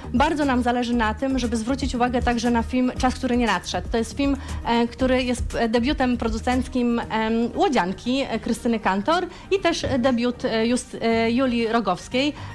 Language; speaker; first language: Polish; native; Polish